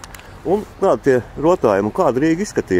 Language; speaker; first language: Latvian; native; Latvian